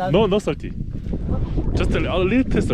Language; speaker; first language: English; non-native, learner; Korean